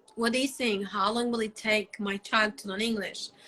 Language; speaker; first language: English; non-native, fluent; Azerbaijani